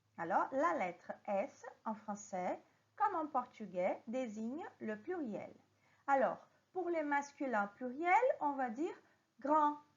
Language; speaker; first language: French; non-native, fluent; Portuguese